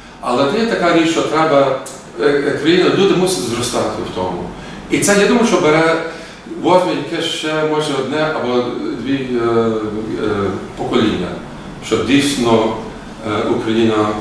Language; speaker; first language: Ukrainian; early bilingual, heritage; Ukrainian